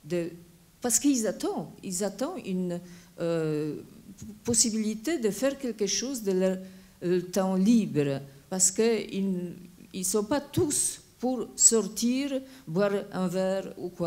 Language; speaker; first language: French; non-native, fluent; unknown